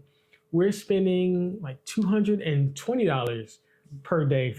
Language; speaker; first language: English; native; English